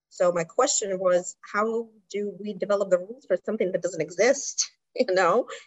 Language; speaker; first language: English; non-native, fluent; Russian